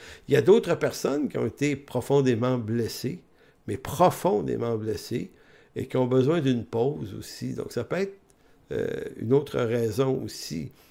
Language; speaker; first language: French; native; French